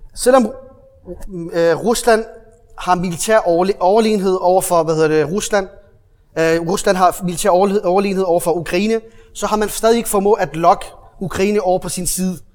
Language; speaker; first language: Danish; early bilingual, other home language; Arabic